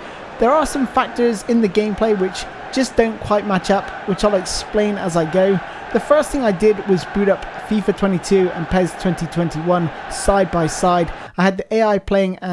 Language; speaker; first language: English; native; English